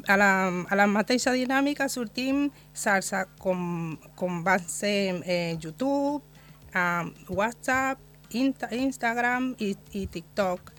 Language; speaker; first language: Catalan; non-native, learner; Spanish